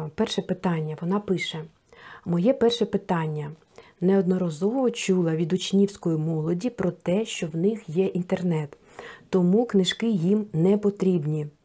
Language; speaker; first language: Ukrainian; non-native, local second language; Russian